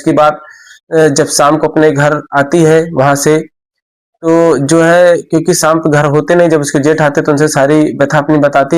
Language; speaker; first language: Hindi; native; Hindi